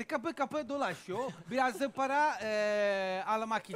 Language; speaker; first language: Turkish; non-native, fluent; Italian